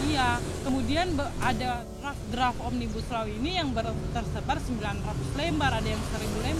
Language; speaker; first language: Indonesian; native; Indonesian